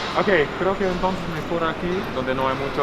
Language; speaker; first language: Spanish; non-native, fluent; English